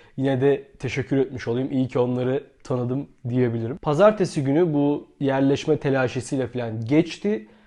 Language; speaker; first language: Turkish; native; Turkish